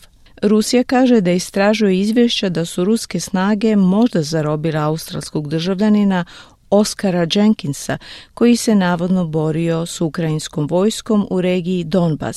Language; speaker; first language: Croatian; native; Croatian